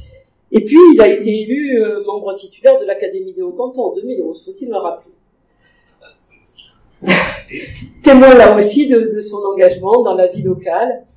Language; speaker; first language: French; native; French